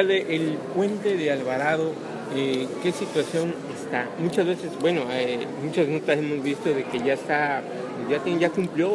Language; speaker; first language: Spanish; native; Spanish